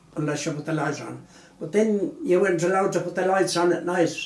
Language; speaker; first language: English; native; English